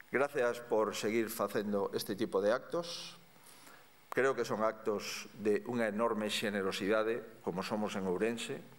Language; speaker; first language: Galician; native; Galician